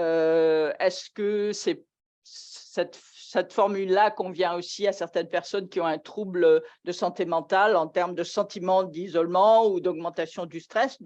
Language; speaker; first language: French; native; French